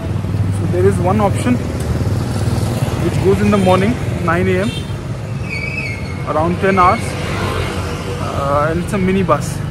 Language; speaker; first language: English; non-native, local second language; Hindi